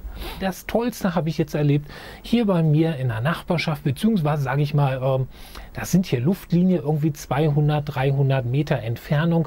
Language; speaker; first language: German; native; German